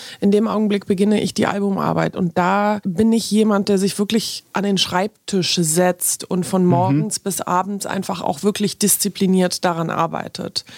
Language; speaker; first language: German; early bilingual, other home language; Polish